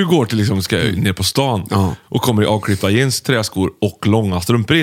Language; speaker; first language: Swedish; native; Swedish